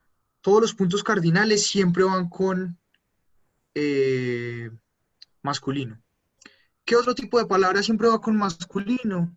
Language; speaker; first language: Spanish; native; Spanish